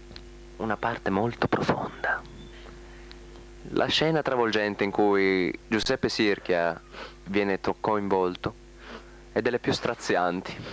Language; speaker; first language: Italian; native; Italian